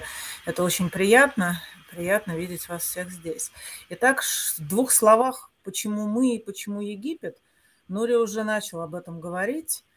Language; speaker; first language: Russian; native; Russian